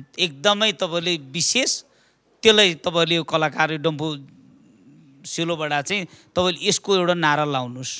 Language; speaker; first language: Nepali; non-native, local second language; Eastern Tamang